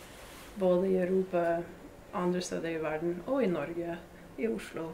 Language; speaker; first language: Norwegian; non-native, fluent; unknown